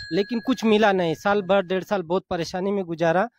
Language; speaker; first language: Hindi; native; Hindi